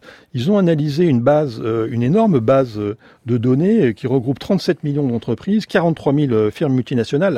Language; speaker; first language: French; native; French